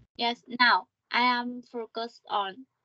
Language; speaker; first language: English; non-native, learner; Vietnamese